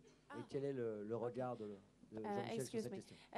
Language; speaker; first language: French; native; French